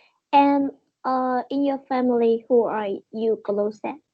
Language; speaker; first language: English; non-native, learner; Vietnamese